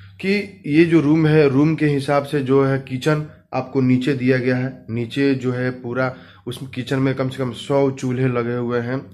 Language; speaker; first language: Hindi; native; Hindi